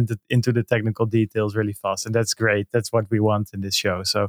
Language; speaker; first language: English; non-native, fluent; Dutch